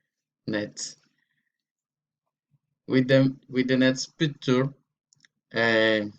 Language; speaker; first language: English; non-native, learner; Spanish